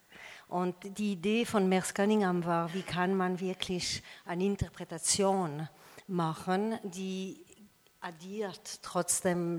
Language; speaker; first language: German; non-native, fluent; French